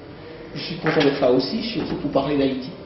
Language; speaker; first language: French; non-native, local second language; Haitian Creole